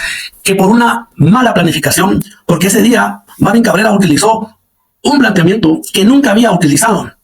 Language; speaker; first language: Spanish; native; Spanish